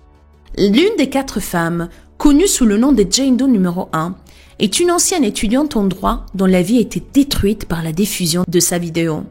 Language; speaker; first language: French; native; French